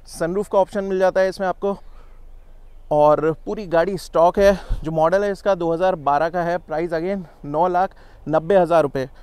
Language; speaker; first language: Hindi; native; Hindi